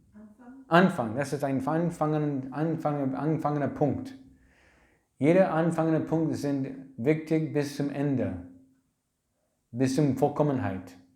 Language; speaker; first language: German; non-native, learner; English